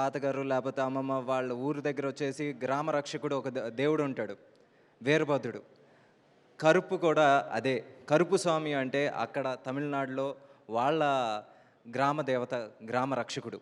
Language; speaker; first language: Telugu; native; Telugu